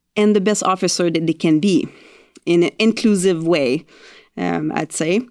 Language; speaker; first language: English; non-native, fluent; French